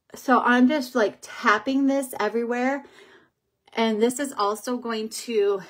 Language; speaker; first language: English; native; English